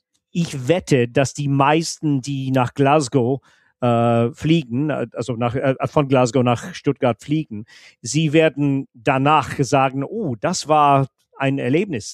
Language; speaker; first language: German; non-native, fluent; English